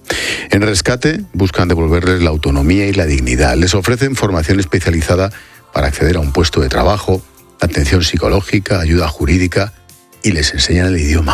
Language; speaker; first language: Spanish; native; Spanish